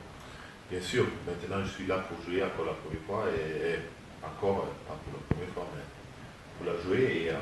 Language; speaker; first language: French; non-native, fluent; German